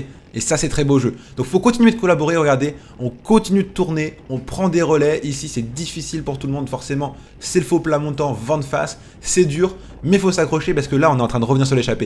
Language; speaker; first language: French; native; French